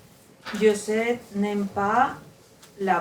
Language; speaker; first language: French; non-native, learner; Spanish